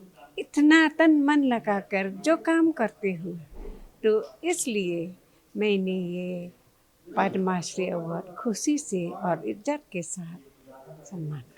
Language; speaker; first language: Hindi; non-native, local second language; Khasi